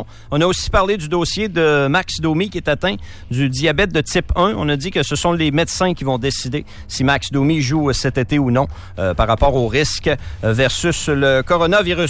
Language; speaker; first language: French; native; French